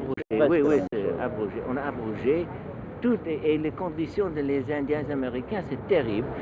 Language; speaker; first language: French; non-native, learner; English